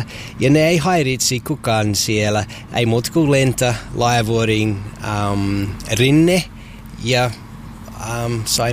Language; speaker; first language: Finnish; non-native, learner; English